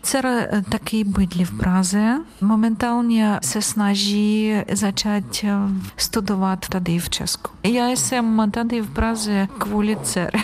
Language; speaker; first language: Czech; non-native, learner; Ukrainian